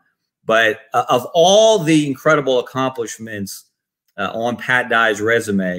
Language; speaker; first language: English; native; English